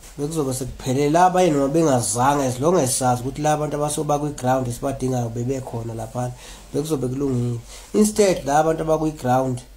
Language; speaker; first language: Zulu; native; Zulu